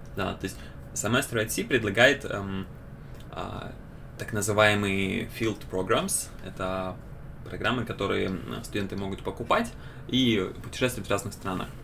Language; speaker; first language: Russian; native; Russian